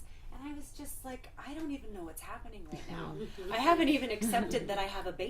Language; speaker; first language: English; native; English